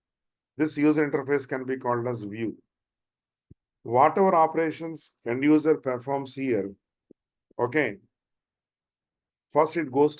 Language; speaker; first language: English; non-native, local second language; Telugu